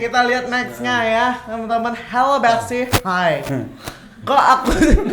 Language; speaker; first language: Indonesian; native; Indonesian